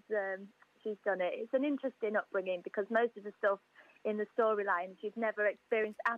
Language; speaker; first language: English; native; English